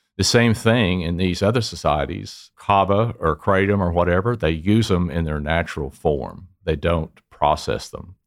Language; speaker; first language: English; native; English